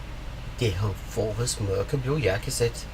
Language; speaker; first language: Danish; non-native, learner; English